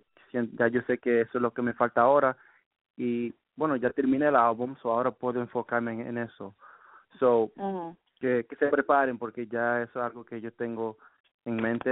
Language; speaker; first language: Spanish; early bilingual, heritage; Spanish